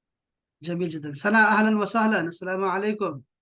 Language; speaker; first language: Arabic; non-native, fluent; Urdu